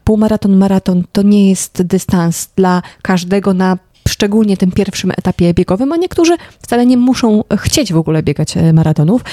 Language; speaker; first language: Polish; native; Polish